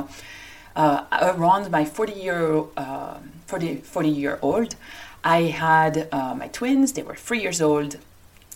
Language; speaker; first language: English; non-native, fluent; French